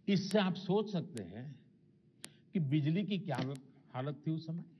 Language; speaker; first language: Hindi; non-native, local second language; Gujarati